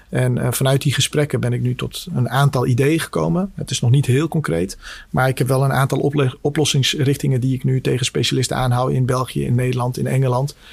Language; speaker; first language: Dutch; early bilingual, other home language; Albanian